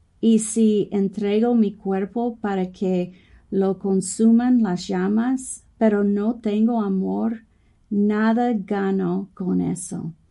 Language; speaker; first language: Spanish; non-native, fluent; English